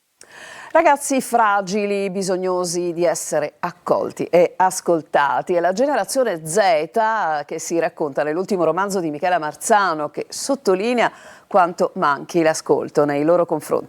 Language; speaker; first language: Italian; native; Italian